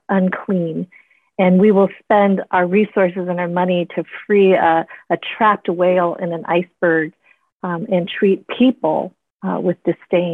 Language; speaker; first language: English; native; English